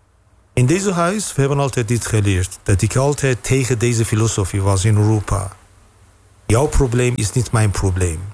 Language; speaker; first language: Dutch; non-native, fluent; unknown